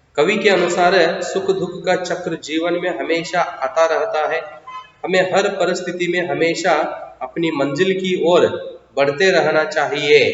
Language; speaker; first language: Hindi; non-native, local second language; Kannada